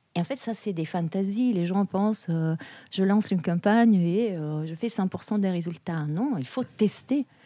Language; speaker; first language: French; non-native, fluent; Italian